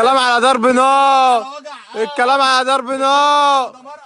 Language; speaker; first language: Arabic; native; Arabic